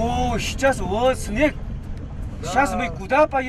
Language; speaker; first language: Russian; non-native, learner; Korean